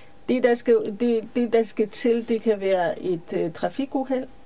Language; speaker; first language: Danish; non-native, fluent; Polish